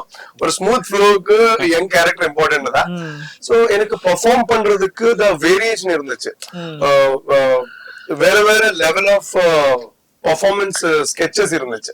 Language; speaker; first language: Tamil; non-native, learner; Tulu